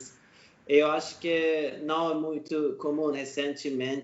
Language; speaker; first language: Portuguese; non-native, learner; Turkish